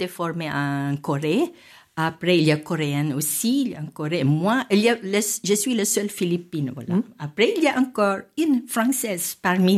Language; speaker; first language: French; non-native, fluent; Filipino